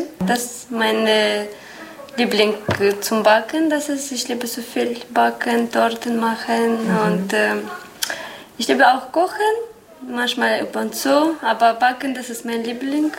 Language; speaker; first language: German; non-native, learner; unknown